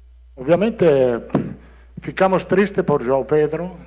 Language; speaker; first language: Portuguese; non-native, learner; Italian